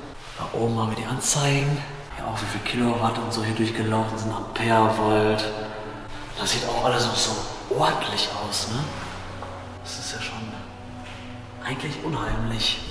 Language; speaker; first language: German; native; German